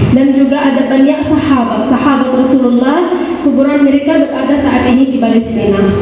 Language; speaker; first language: Indonesian; non-native, learner; Arabic